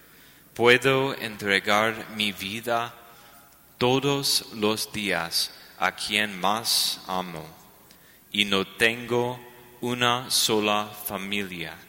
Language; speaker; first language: Spanish; non-native, learner; English